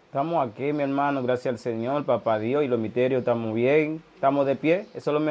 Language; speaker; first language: Spanish; early bilingual, other home language; Haitian Creole